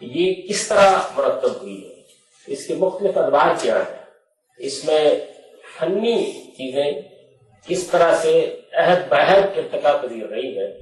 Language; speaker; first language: Urdu; non-native, local second language; Punjabi